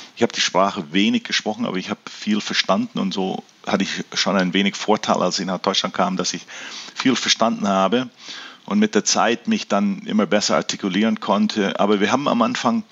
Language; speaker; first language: German; early bilingual, heritage; German